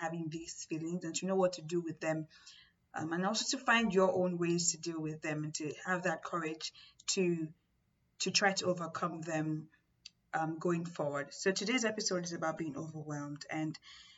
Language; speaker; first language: English; non-native, local second language; Yoruba